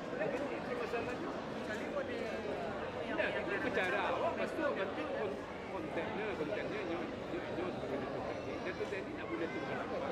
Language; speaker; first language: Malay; non-native, local second language; Minangkabau